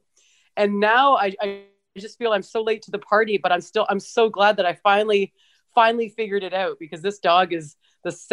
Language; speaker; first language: English; native; English